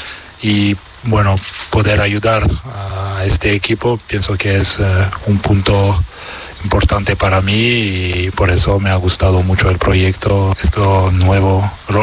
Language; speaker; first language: Spanish; non-native, fluent; French